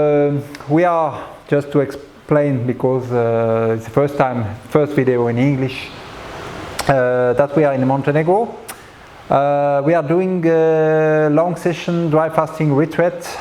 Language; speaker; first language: English; non-native, learner; French